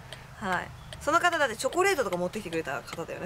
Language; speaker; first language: Japanese; native; Japanese